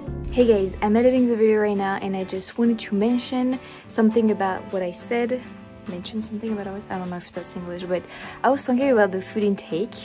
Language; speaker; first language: English; non-native, fluent; French